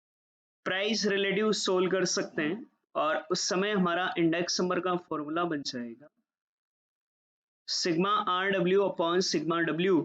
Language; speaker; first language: Hindi; native; Hindi